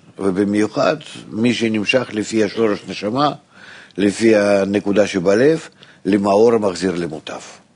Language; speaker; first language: Hebrew; non-native, fluent; Russian